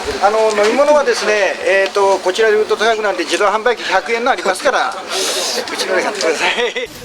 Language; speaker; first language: Japanese; native; Japanese